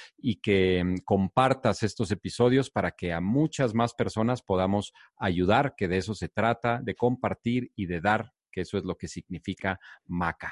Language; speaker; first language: Spanish; native; Spanish